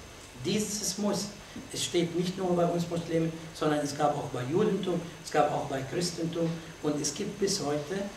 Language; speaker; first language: German; non-native, fluent; Arabic